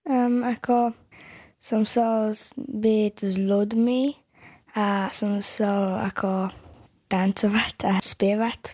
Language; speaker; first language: Slovak; early bilingual, heritage; Slovak